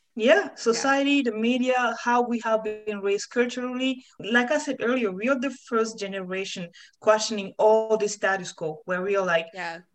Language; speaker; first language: English; non-native, fluent; French